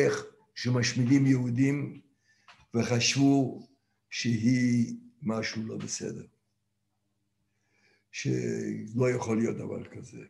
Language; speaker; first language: Hebrew; non-native, fluent; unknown